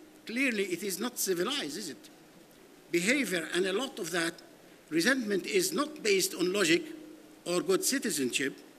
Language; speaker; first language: English; non-native, fluent; Arabic